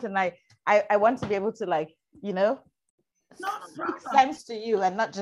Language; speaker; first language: English; non-native, local second language; Akan